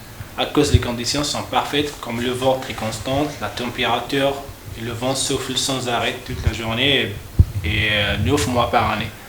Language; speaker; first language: French; non-native, learner; Malagasy